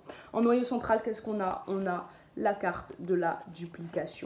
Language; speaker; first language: French; native; French